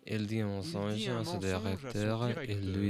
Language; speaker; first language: French; non-native, learner; English